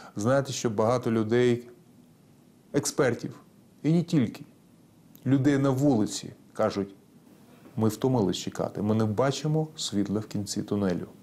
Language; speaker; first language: Ukrainian; non-native, local second language; Russian